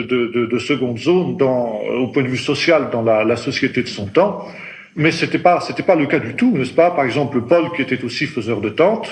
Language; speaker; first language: French; native; French